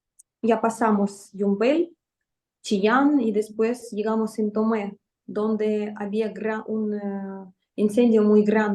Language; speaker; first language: Spanish; non-native, fluent; Russian